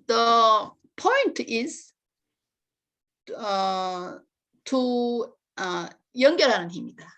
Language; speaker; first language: English; non-native, learner; Korean